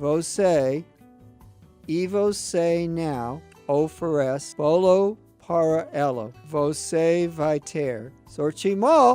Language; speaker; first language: Portuguese; non-native, learner; English